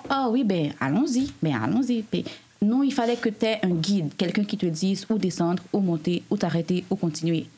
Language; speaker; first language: French; non-native, local second language; Haitian Creole